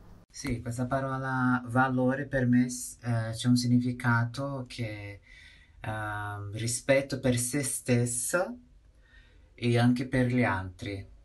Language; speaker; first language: Italian; non-native, fluent; Portuguese